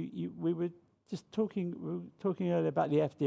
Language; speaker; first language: English; native; English